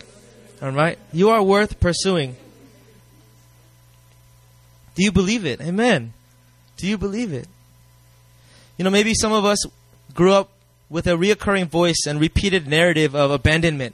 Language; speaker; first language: English; native; English